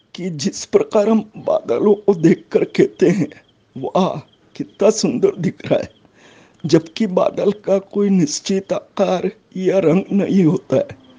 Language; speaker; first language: Hindi; native; Hindi